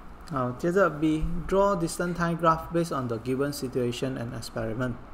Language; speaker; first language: English; non-native, local second language; Chinese